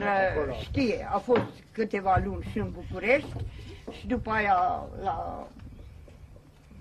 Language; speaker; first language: Romanian; non-native, local second language; Hungarian